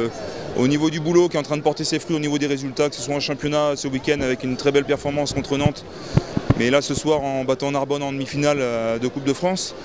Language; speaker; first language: French; native; French